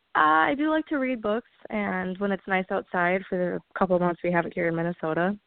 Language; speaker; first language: English; native; English